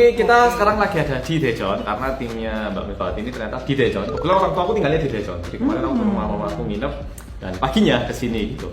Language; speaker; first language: Indonesian; native; Indonesian